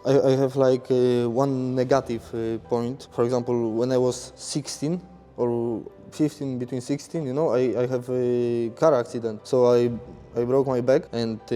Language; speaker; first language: English; non-native, fluent; Polish